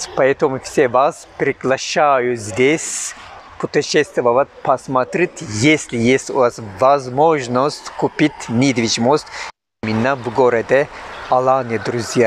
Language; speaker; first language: Russian; non-native, learner; Turkish